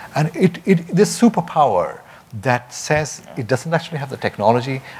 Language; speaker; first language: English; non-native, local second language; Bangla